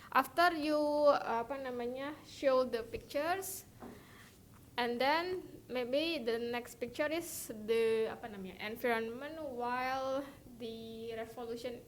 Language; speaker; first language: English; non-native, local second language; Indonesian